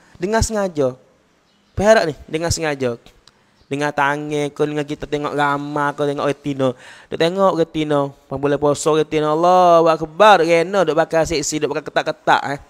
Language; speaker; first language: Malay; native; Malay